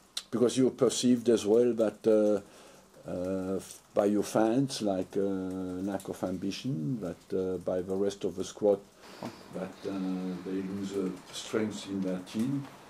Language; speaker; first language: English; non-native, fluent; French